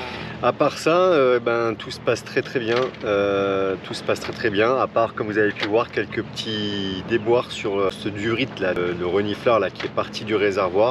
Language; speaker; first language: French; native; French